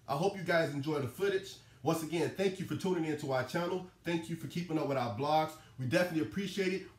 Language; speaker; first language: English; native; English